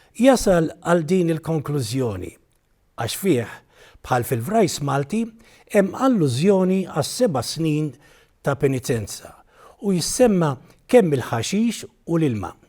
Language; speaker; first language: Maltese; native; Maltese